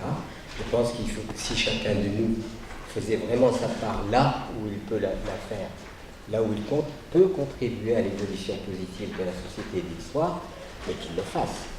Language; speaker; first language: French; native; French